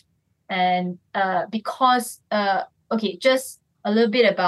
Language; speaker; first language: English; non-native, local second language; Chinese